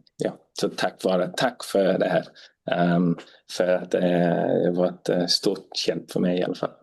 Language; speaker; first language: Swedish; non-native, fluent; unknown